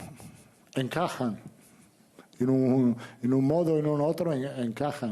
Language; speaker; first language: Portuguese; non-native, learner; Italian